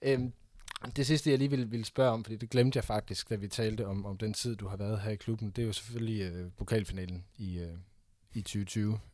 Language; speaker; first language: Danish; native; Danish